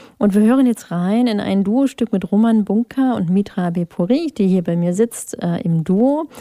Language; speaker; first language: German; native; German